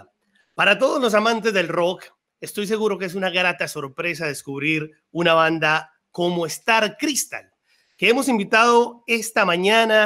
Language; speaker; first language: Spanish; native; Spanish